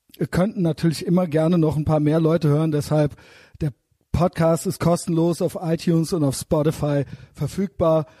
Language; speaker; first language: German; native; German